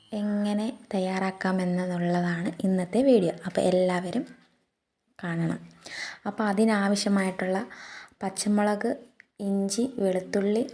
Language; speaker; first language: Malayalam; native; Malayalam